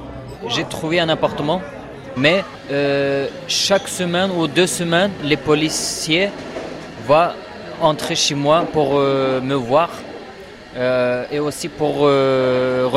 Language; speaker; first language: French; non-native, learner; Uyghur